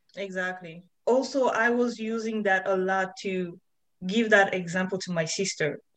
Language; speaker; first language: English; non-native, fluent; French